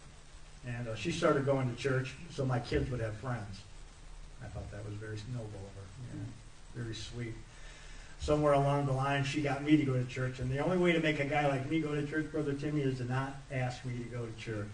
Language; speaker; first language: English; native; English